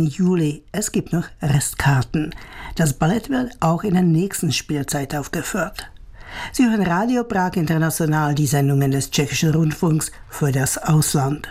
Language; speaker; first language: German; native; German